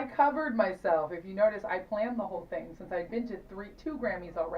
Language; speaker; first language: English; native; English